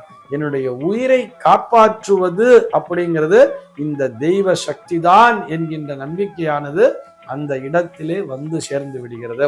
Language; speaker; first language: Tamil; native; Tamil